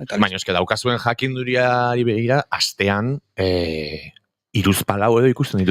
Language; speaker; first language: Basque; native; Basque